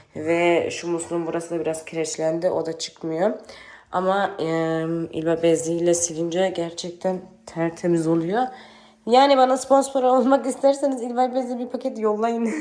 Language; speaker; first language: Turkish; early bilingual, heritage; Turkish